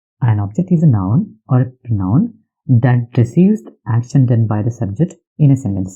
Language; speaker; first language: English; non-native, local second language; Malayalam